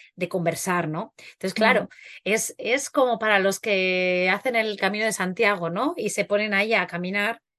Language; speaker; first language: Spanish; native; Spanish